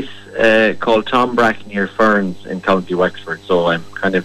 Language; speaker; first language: English; native; English